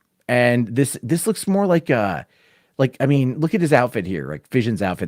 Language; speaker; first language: English; native; English